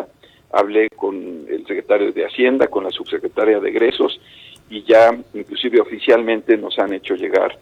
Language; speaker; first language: Spanish; native; Spanish